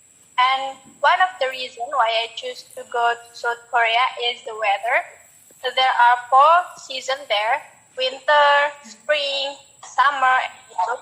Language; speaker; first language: English; non-native, learner; Indonesian